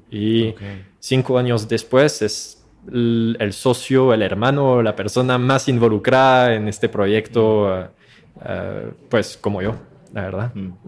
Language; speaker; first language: Spanish; non-native, fluent; French